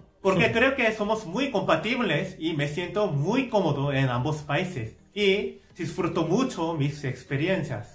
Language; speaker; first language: Spanish; non-native, fluent; Korean